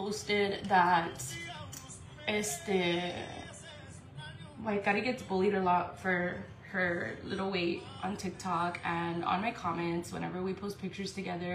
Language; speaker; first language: English; early bilingual, other home language; Spanish